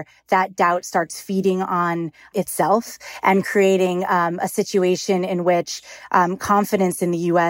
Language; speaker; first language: English; native; English